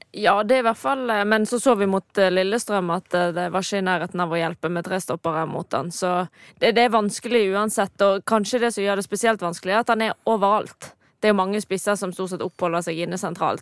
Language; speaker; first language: Norwegian; native; Norwegian